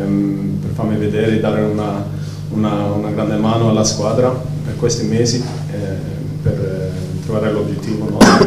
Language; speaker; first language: Italian; non-native, fluent; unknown